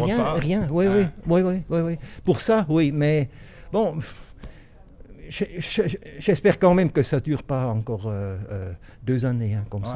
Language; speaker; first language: French; non-native, local second language; German